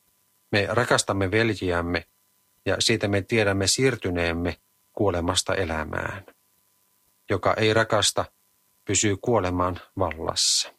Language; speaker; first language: Finnish; native; Finnish